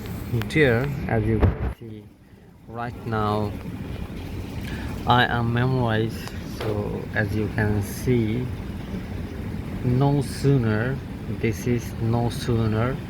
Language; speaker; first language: English; non-native, learner; Bangla